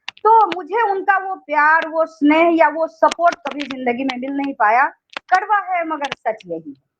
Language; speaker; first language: Hindi; non-native, local second language; Maithili